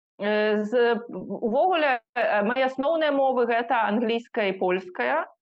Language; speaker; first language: Belarusian; non-native, local second language; Russian